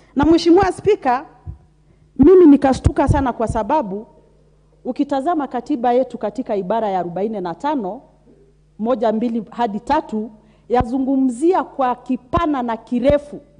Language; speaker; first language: Swahili; non-native, local second language; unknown